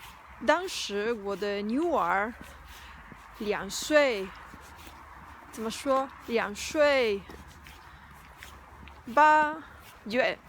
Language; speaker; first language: Chinese; non-native, learner; Spanish